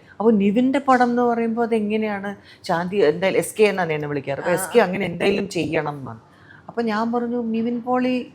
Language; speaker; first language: Malayalam; non-native, local second language; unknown